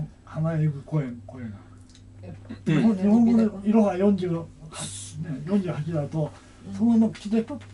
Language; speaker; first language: Japanese; native; Japanese